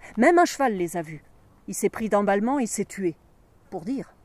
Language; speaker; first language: French; native; French